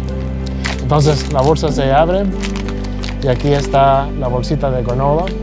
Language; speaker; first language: Spanish; early bilingual, heritage; Spanish